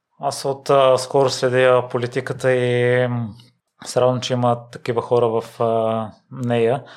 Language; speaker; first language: Bulgarian; native; Bulgarian